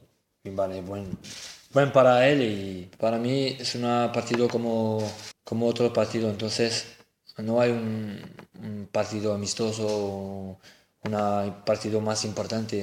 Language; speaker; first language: Spanish; non-native, fluent; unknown